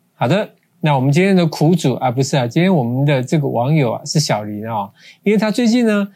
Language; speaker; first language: Chinese; native; Chinese